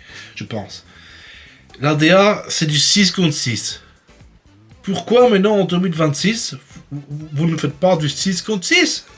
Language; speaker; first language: French; native; French